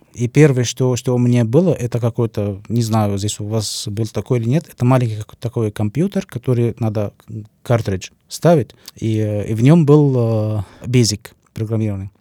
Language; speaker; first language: Russian; non-native, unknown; Arabic